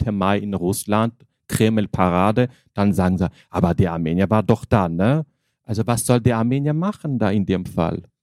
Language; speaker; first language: German; non-native, fluent; Armenian